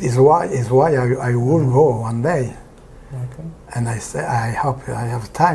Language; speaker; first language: English; non-native, learner; French